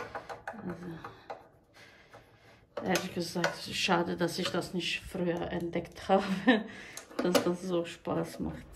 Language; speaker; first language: German; non-native, fluent; Croatian